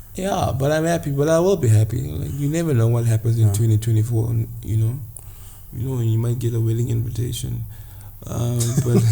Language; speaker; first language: English; non-native, local second language; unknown